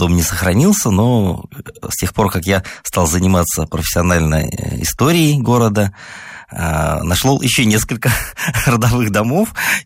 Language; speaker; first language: Russian; native; Russian